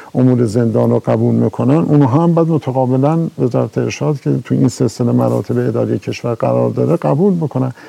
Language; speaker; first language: Persian; native; Persian